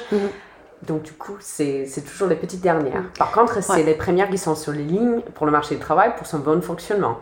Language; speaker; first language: French; non-native, fluent; English